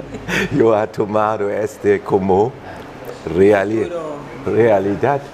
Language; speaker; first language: Spanish; non-native, fluent; German